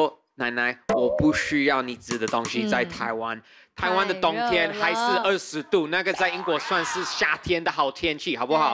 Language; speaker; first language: Chinese; non-native, fluent; English